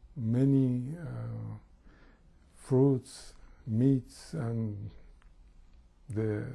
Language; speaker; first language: English; non-native, learner; Persian